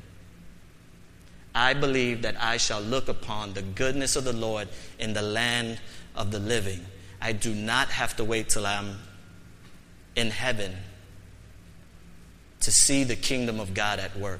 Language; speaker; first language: English; native; English